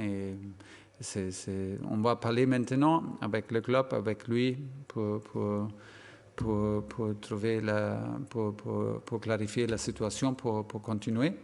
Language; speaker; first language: French; non-native, fluent; German